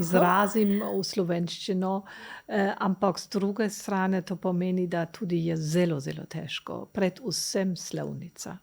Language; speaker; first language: Slovenian; non-native, learner; German